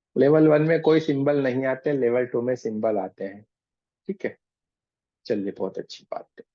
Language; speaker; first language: Hindi; non-native, local second language; Gujarati